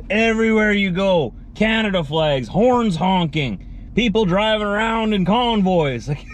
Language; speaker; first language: English; native; English